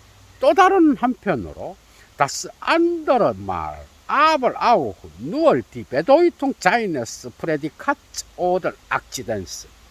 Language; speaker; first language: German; non-native, fluent; Korean